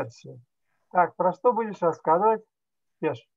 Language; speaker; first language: Russian; native; Russian